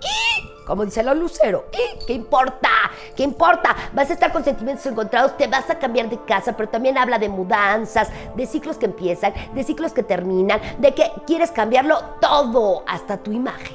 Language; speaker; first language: Spanish; native; Spanish